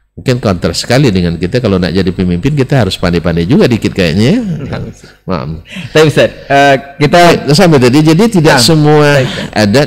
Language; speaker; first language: Indonesian; non-native, local second language; Minangkabau